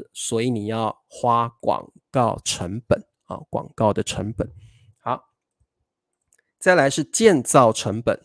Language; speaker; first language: Chinese; native; Chinese